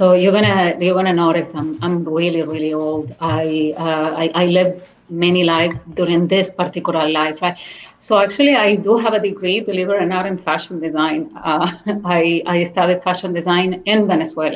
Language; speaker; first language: English; non-native, fluent; Spanish